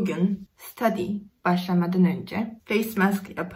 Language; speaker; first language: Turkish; non-native, learner; Korean